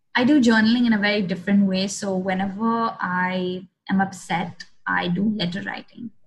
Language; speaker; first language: English; non-native, local second language; Hindi